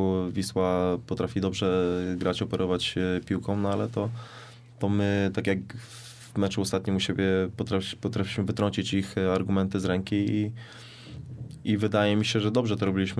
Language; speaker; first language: Polish; native; Polish